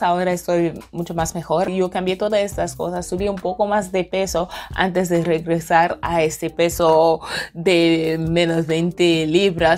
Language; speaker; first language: Spanish; non-native, fluent; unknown